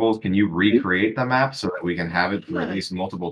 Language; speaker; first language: English; native; English